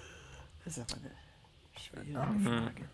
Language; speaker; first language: German; non-native, fluent; English